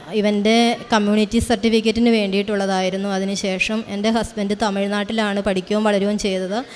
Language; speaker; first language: Malayalam; native; Malayalam